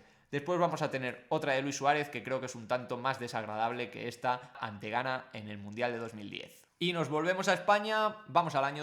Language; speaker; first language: Spanish; native; Spanish